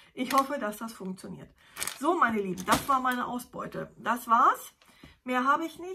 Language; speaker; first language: German; native; German